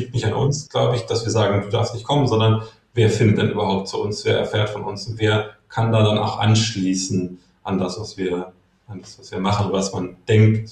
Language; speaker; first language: German; native; German